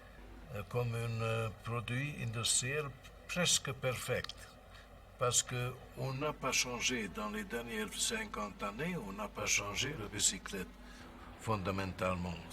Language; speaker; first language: French; non-native, fluent; Hungarian